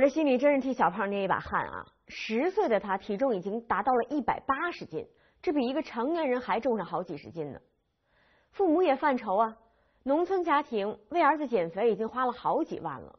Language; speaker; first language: Chinese; native; Chinese